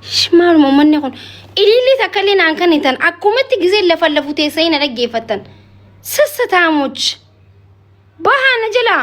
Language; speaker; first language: Amharic; non-native, local second language; Oromo